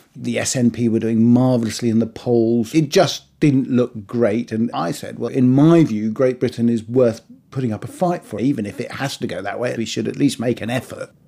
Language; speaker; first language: English; early bilingual, other home language; Persian